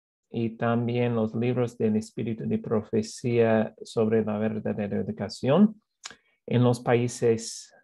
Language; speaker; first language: Spanish; non-native, fluent; English